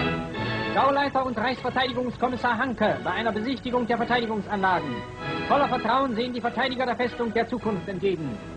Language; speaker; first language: German; native; German